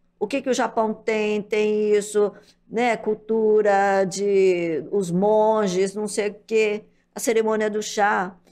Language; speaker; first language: Portuguese; early bilingual, other home language; Japanese